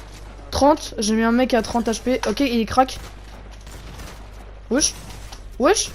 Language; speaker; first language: French; native; French